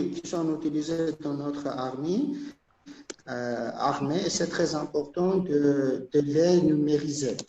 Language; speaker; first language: French; non-native, fluent; Armenian